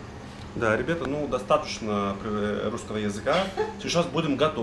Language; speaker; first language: Russian; non-native, fluent; Greek